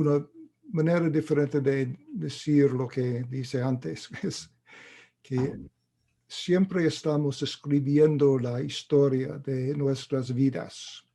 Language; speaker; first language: Spanish; non-native, fluent; English